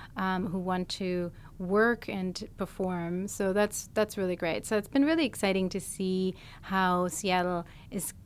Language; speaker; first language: English; non-native, fluent; German